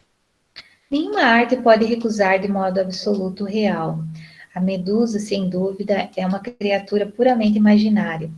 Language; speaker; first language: Portuguese; native; Portuguese